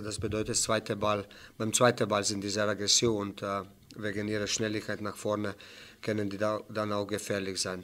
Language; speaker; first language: German; non-native, fluent; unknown